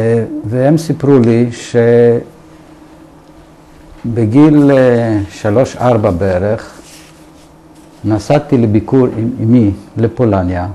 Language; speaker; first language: Hebrew; early bilingual, other home language; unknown